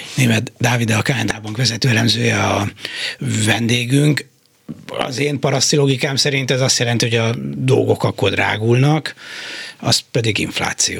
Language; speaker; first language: Hungarian; native; Hungarian